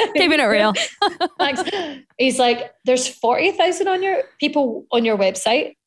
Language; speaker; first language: English; native; English